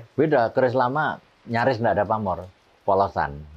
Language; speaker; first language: Indonesian; native; Indonesian